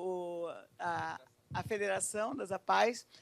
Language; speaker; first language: Portuguese; native; Portuguese